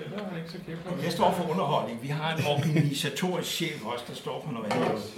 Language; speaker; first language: Danish; native; Danish